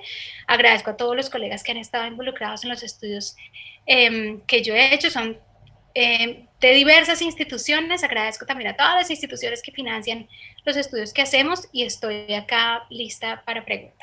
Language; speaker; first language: Spanish; native; Spanish